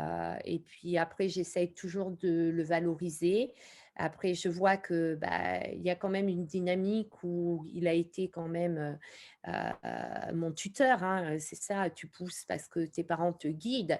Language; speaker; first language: French; native; French